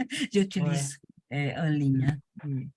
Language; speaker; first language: French; non-native, learner; Portuguese